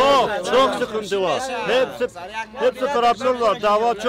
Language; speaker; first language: Turkish; non-native, learner; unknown